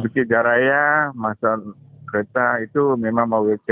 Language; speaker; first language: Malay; non-native, local second language; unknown